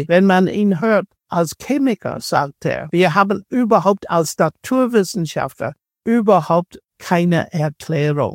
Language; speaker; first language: German; non-native, fluent; English